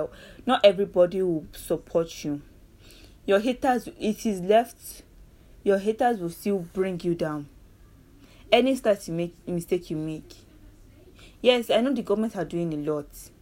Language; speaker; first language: English; non-native, local second language; Yoruba